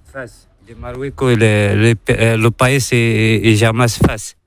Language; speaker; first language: Spanish; non-native, learner; Arabic